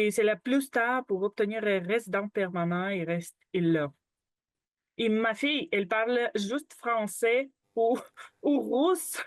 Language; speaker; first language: French; non-native, learner; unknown